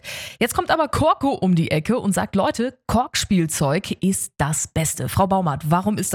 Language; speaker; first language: German; native; German